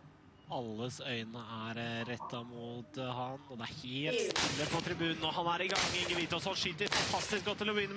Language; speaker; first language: Norwegian; native; Norwegian